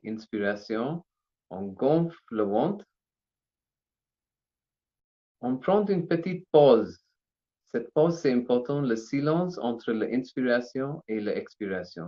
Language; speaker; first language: French; non-native, learner; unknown